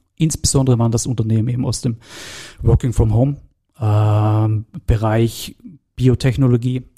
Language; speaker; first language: German; native; German